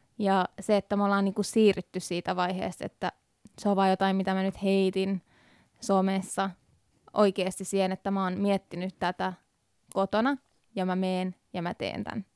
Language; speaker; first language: Finnish; early bilingual, other home language; Persian